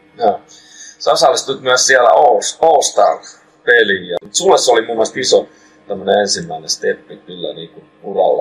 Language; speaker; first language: Finnish; native; Finnish